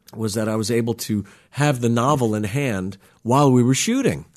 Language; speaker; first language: English; native; English